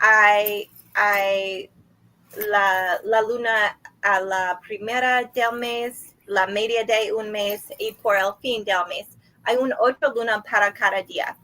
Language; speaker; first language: Spanish; non-native, learner; English